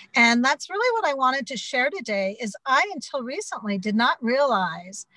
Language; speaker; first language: English; native; English